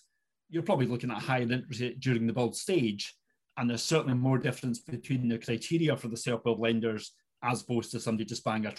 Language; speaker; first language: English; native; English